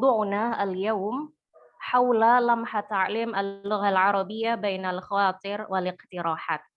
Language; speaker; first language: Arabic; non-native, fluent; Indonesian